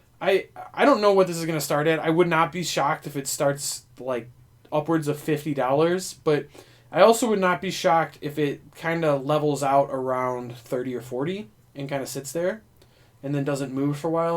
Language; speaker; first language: English; native; English